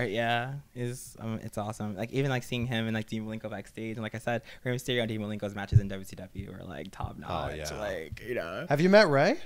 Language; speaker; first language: English; native; English